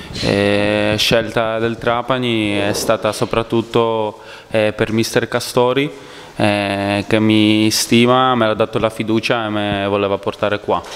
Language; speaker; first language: Italian; non-native, fluent; Polish